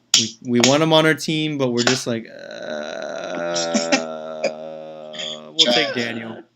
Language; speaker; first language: English; native; English